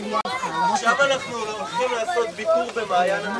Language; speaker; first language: Hebrew; native; Hebrew